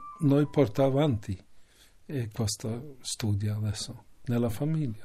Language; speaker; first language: Italian; non-native, learner; Norwegian